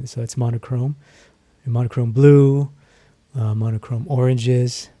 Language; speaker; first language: English; native; English